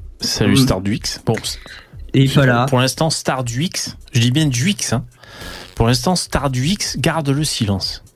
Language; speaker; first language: French; native; French